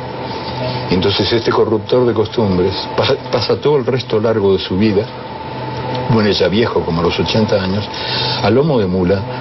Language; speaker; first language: Spanish; native; Spanish